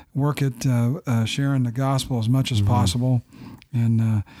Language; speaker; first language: English; native; English